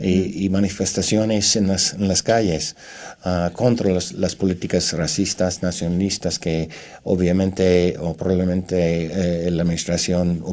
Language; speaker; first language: Spanish; non-native, fluent; English